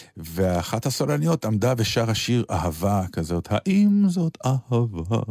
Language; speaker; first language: Hebrew; native; Hebrew